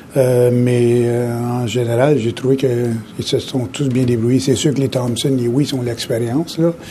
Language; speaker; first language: French; native; French